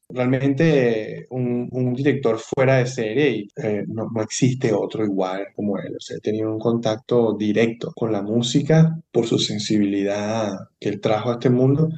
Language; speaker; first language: Spanish; native; Spanish